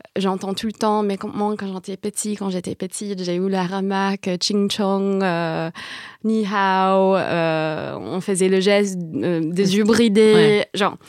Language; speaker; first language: French; non-native, fluent; Vietnamese